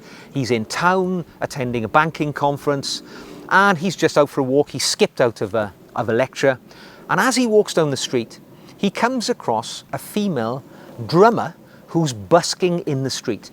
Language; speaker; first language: English; native; English